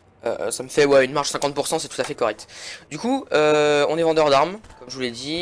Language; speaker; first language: French; native; French